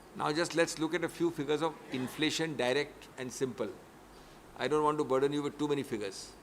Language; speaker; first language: English; non-native, local second language; Hindi